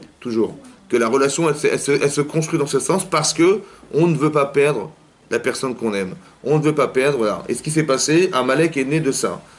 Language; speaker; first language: French; native; French